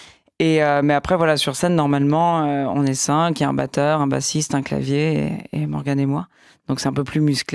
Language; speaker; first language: French; native; French